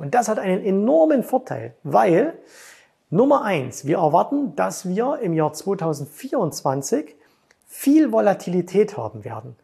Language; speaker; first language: German; native; German